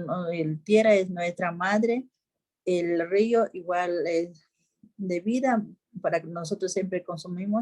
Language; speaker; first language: Spanish; non-native, local second language; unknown